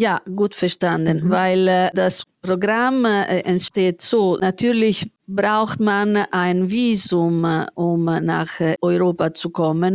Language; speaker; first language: German; non-native, fluent; Italian